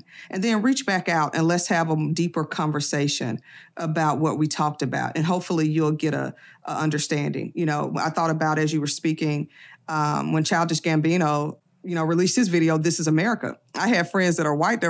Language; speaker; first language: English; native; English